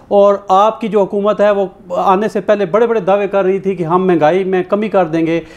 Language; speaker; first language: Urdu; non-native, local second language; Punjabi